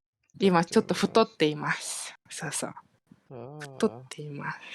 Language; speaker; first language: Japanese; non-native, fluent; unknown